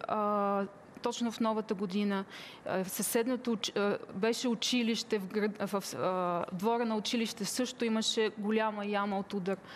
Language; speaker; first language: Bulgarian; early bilingual, heritage; Bulgarian